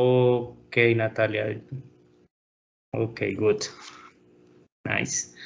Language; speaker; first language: English; non-native, learner; Spanish